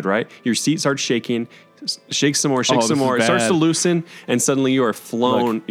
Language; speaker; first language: English; native; English